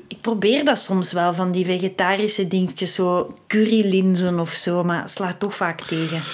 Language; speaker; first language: Dutch; native; Dutch